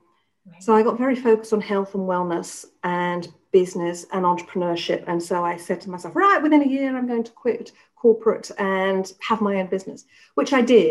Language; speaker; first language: English; native; English